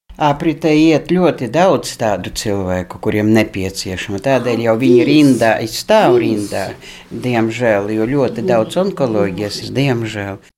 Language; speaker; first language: Latvian; non-native, local second language; Russian